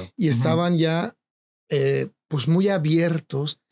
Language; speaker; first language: Spanish; native; Spanish